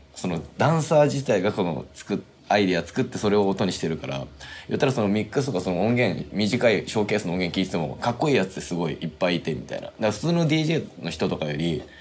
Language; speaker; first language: Japanese; native; Japanese